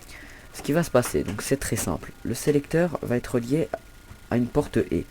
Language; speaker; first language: French; native; French